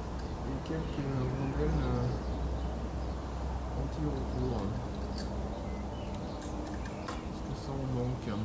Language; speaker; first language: French; native; French